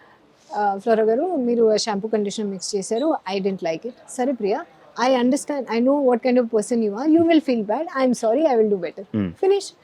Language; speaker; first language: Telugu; non-native, local second language; Hindi